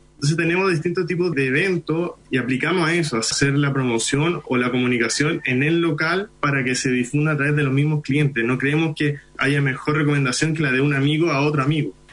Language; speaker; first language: Spanish; early bilingual, other home language; Hindi